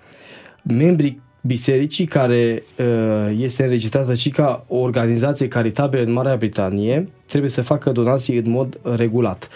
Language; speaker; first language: Romanian; native; Romanian